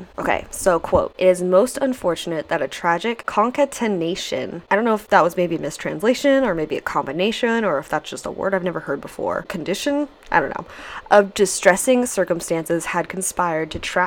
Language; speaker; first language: English; native; English